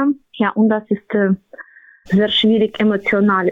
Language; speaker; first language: German; non-native, learner; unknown